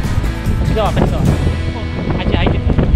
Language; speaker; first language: Japanese; non-native, fluent; Indonesian